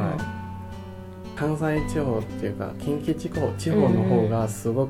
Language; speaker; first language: Japanese; non-native, fluent; Chinese